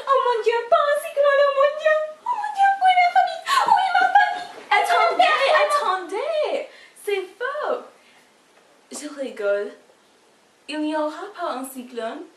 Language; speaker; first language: French; non-native, learner; English